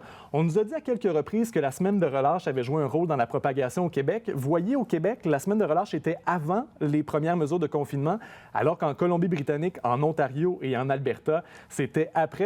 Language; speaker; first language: French; native; French